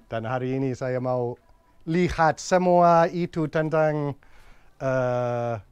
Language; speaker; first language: Indonesian; non-native, learner; English